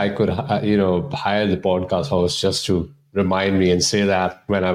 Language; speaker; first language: English; non-native, local second language; Punjabi